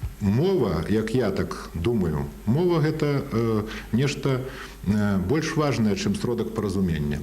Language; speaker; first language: Belarusian; native; Belarusian